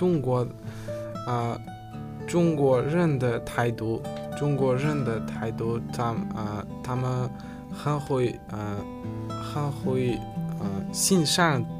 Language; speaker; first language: Chinese; non-native, learner; Uzbek